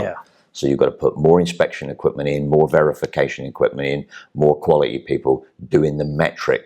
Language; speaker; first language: English; native; English